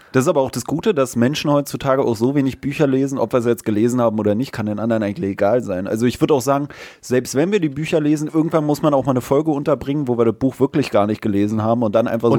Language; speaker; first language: German; native; German